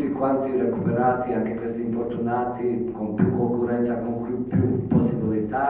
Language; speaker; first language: Italian; non-native, fluent; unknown